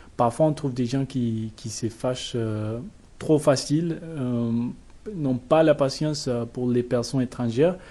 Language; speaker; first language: French; non-native, learner; Spanish